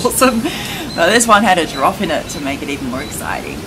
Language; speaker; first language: English; native; English